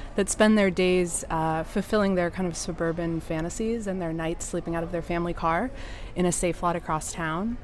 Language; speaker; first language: English; native; English